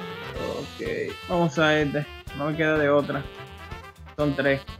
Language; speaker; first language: Spanish; native; Spanish